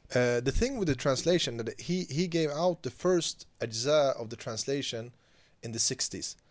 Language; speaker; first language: English; non-native, fluent; Swedish